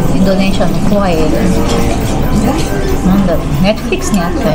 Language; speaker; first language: Japanese; native; Japanese